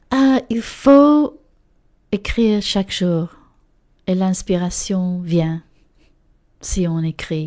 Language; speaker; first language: French; non-native, learner; English